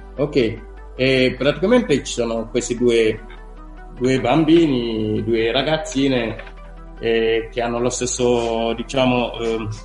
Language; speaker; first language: Italian; non-native, fluent; Wolof